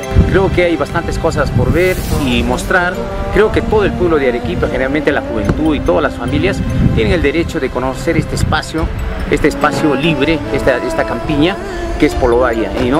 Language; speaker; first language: Spanish; native; Spanish